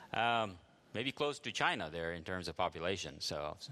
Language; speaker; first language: English; early bilingual, other home language; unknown